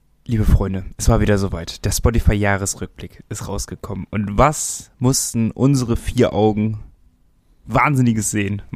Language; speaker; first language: German; native; German